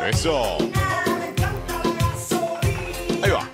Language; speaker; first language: Spanish; native; Spanish